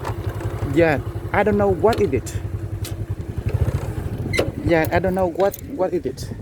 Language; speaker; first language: English; non-native, learner; Vietnamese